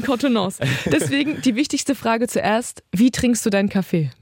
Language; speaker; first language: German; native; German